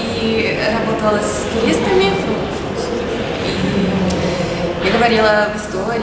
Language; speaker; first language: Russian; non-native, fluent; French